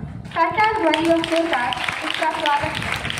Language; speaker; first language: Hindi; non-native, local second language; Telugu